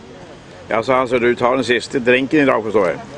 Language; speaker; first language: Swedish; native; Swedish